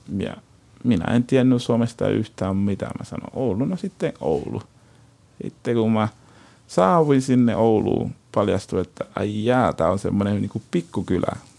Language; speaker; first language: Finnish; non-native, fluent; Spanish